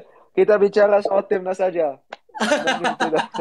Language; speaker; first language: Indonesian; non-native, learner; Dutch